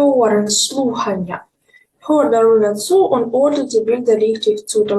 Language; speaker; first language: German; non-native, fluent; Ukrainian